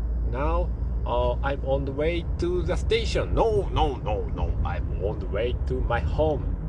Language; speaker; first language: English; non-native, learner; Japanese